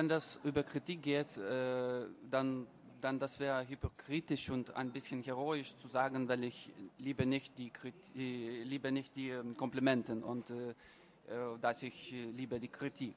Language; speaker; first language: German; non-native, learner; Lithuanian